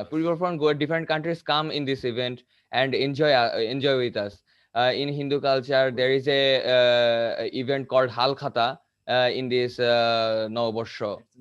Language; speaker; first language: English; non-native, local second language; Bangla